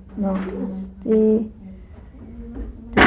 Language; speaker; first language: French; non-native, learner; English